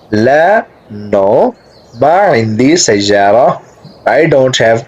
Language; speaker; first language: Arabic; non-native, fluent; Urdu